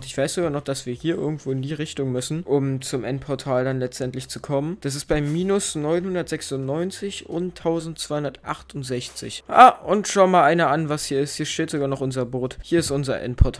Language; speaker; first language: German; native; German